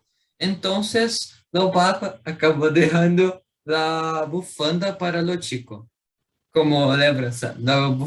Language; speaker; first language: Spanish; non-native, learner; Portuguese